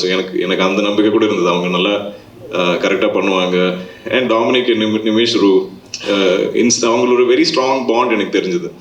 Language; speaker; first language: Tamil; non-native, local second language; Malayalam